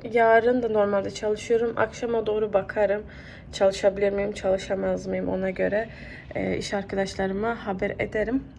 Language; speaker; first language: Turkish; early bilingual, heritage; Turkish